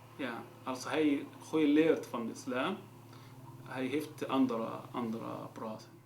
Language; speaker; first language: Dutch; non-native, learner; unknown